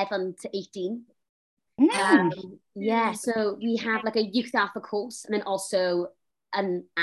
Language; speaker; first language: English; native; English